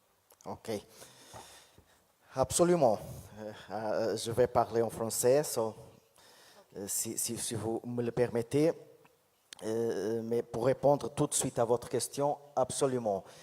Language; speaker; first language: French; non-native, fluent; Portuguese